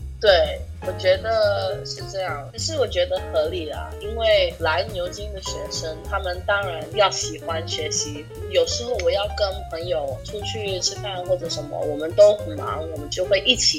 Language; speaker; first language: Chinese; non-native, fluent; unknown